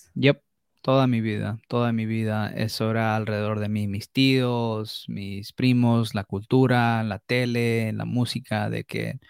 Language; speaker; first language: Spanish; early bilingual, heritage; Spanish